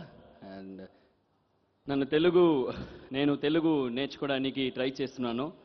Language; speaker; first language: Telugu; non-native, learner; Tamil